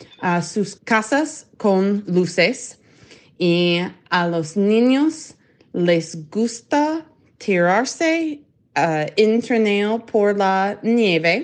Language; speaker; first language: Spanish; non-native, learner; English